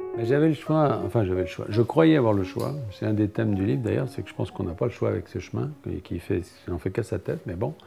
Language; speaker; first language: French; native; French